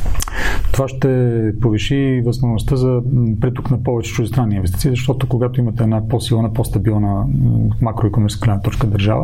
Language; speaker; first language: Bulgarian; native; Bulgarian